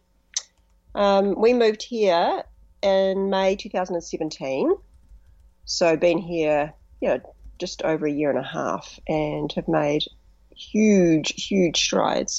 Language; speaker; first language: English; native; English